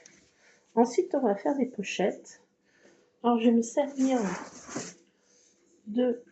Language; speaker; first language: French; native; French